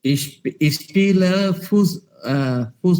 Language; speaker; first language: German; non-native, learner; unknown